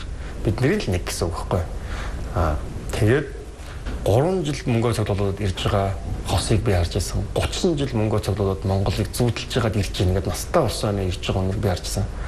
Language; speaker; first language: Mongolian; native; Mongolian